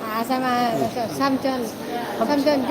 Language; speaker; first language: Korean; non-native, learner; Vietnamese